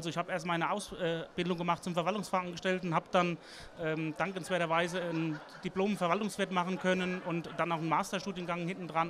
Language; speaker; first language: German; native; German